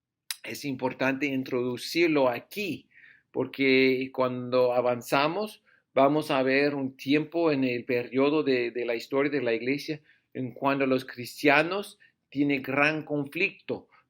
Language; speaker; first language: Spanish; non-native, fluent; English